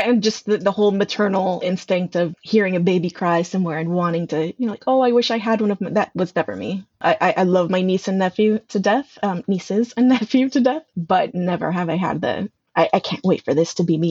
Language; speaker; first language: English; native; English